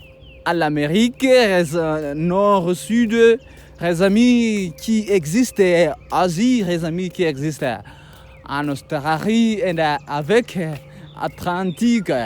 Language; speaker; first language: French; non-native, learner; Kinyarwanda